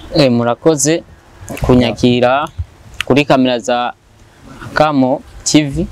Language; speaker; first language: Rundi; native; Rundi